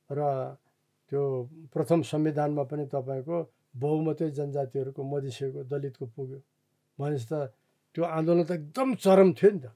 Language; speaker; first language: Nepali; non-native, local second language; Eastern Tamang